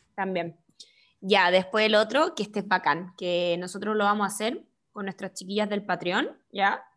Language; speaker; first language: Spanish; native; Spanish